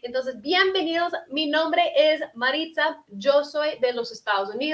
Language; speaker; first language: Spanish; early bilingual, heritage; Spanish